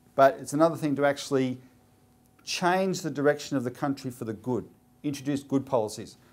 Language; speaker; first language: English; native; English